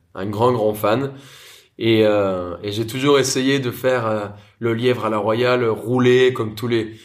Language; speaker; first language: French; non-native, fluent; Spanish